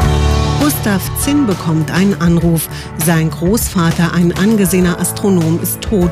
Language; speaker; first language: German; native; German